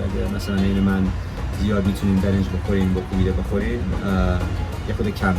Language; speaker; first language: Persian; early bilingual, heritage; Persian